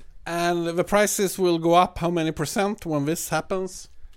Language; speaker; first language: English; non-native, fluent; Swedish